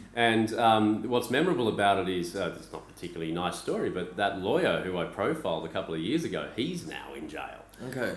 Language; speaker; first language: English; native; English